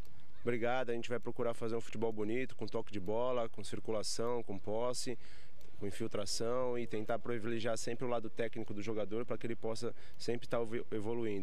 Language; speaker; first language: Portuguese; native; Portuguese